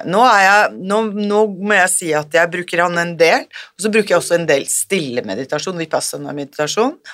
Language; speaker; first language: Norwegian; native; Norwegian